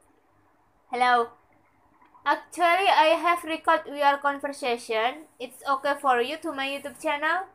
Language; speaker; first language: English; non-native, learner; Indonesian